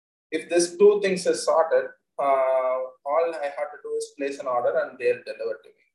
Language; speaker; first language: English; non-native, local second language; Tamil